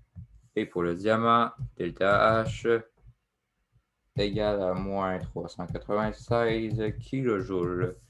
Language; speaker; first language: French; native; French